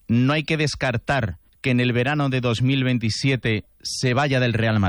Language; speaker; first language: Spanish; native; Spanish